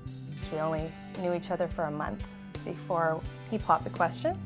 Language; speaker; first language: English; native; English